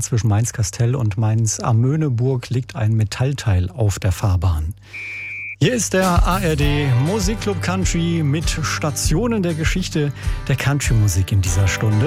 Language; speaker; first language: German; native; German